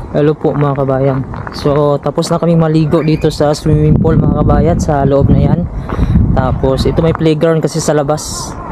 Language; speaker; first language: Filipino; non-native, local second language; Cebuano